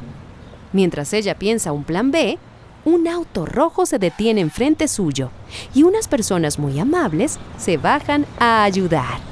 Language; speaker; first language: Spanish; native; Spanish